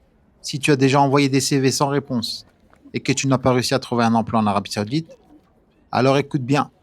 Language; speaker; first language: French; native; French